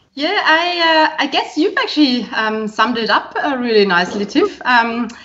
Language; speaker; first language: English; non-native, fluent; German